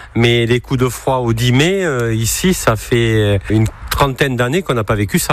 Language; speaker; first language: French; native; French